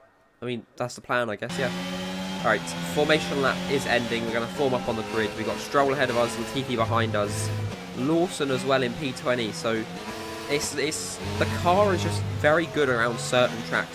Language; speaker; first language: English; native; English